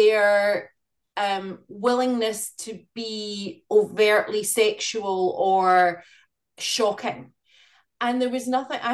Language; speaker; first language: English; native; English